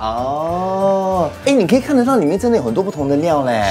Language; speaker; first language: Chinese; native; Chinese